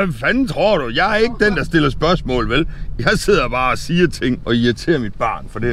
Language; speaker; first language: Danish; native; Danish